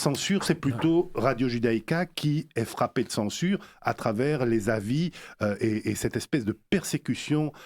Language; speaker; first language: French; native; French